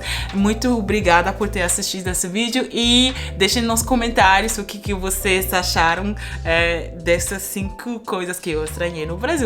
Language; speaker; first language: Portuguese; non-native, fluent; Spanish